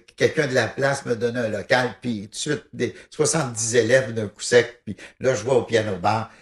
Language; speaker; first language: French; native; French